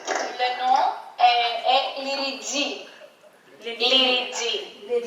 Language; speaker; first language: French; non-native, fluent; Greek